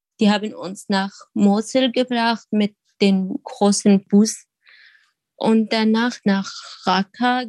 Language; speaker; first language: German; non-native, learner; Kurdish